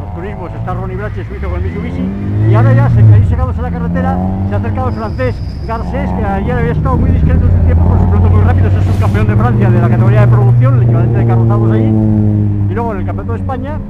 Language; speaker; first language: Spanish; native; Spanish